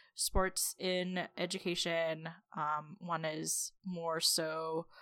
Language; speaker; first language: English; native; English